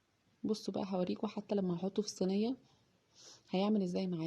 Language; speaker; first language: Arabic; native; Arabic